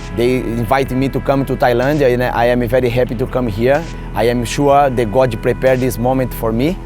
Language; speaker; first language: English; non-native, learner; Portuguese